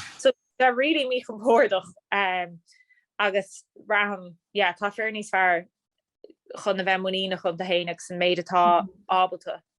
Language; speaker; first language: Irish; native; Irish